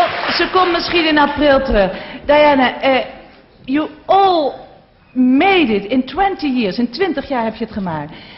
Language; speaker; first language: Dutch; native; Dutch